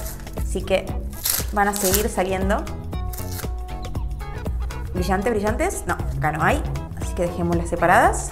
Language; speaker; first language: Spanish; native; Spanish